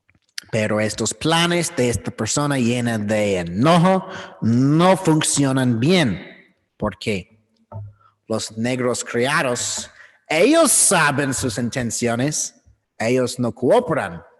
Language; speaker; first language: Spanish; non-native, learner; English